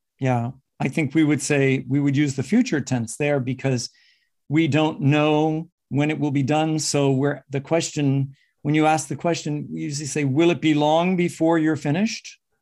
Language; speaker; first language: English; native; English